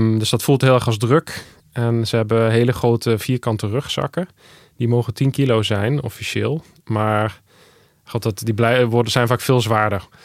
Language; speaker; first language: Dutch; native; Dutch